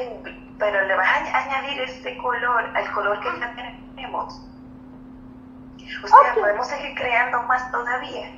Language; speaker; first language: Spanish; native; Spanish